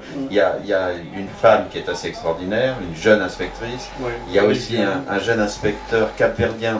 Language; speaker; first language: French; native; French